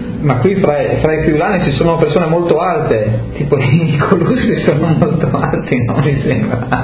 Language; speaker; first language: Italian; native; Italian